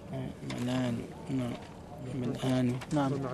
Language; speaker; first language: Arabic; non-native, learner; French